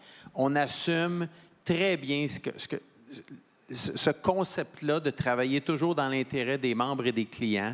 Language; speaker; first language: French; native; French